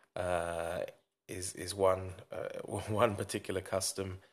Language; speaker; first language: English; native; English